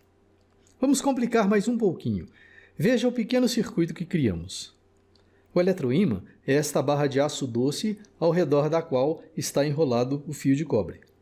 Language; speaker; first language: Portuguese; native; Portuguese